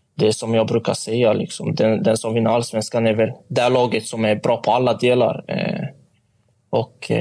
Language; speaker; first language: Swedish; native; Swedish